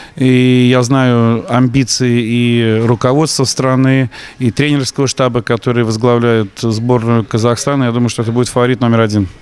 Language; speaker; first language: Russian; native; Russian